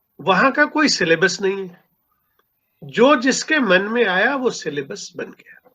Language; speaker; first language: Hindi; non-native, local second language; Punjabi